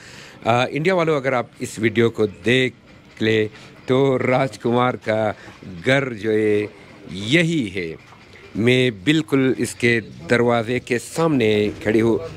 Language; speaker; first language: Hindi; non-native, local second language; Persian